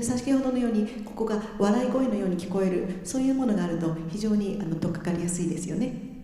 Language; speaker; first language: Japanese; native; Japanese